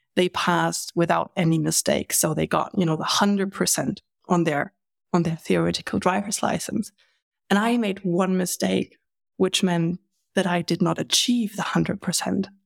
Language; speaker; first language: English; non-native, fluent; German